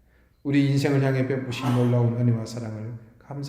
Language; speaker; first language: Korean; native; Korean